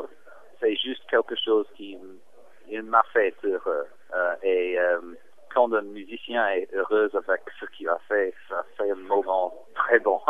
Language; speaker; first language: French; non-native, fluent; English